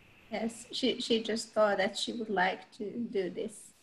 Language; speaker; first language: English; non-native, fluent; Hungarian